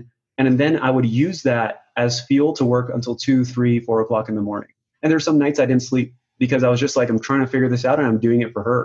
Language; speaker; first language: English; non-native, local second language; Urdu